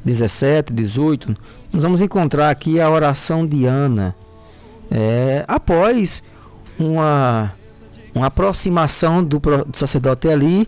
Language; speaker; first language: Portuguese; native; Portuguese